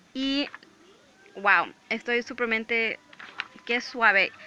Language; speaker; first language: Spanish; early bilingual, other home language; English